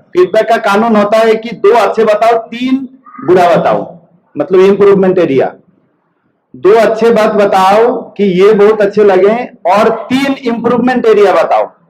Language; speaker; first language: Hindi; non-native, local second language; Bangla